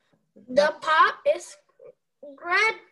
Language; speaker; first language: English; non-native, learner; Vietnamese